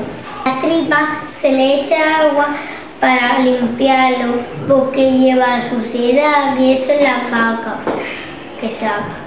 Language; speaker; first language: Spanish; early bilingual, other home language; Arabic